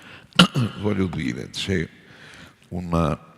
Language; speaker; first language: Italian; non-native, fluent; Portuguese